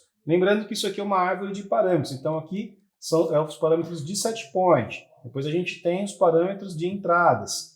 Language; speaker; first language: Portuguese; native; Portuguese